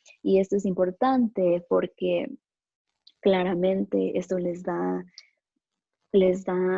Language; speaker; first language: Spanish; early bilingual, other home language; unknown